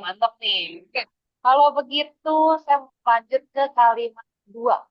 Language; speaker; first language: Indonesian; native; Indonesian